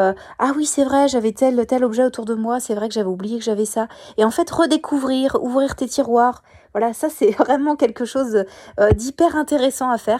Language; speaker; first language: French; native; French